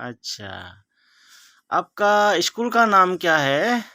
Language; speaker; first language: Hindi; non-native, local second language; Assamese